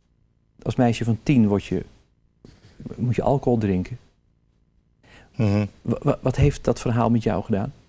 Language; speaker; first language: Dutch; native; Dutch